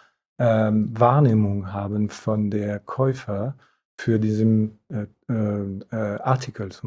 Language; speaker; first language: German; non-native, fluent; French